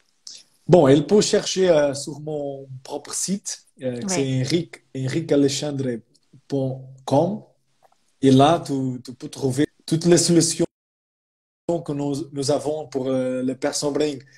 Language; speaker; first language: French; non-native, fluent; Portuguese